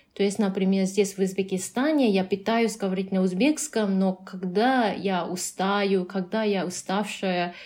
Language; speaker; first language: Russian; non-native, fluent; Japanese